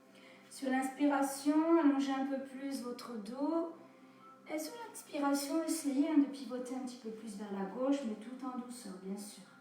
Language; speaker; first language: French; native; French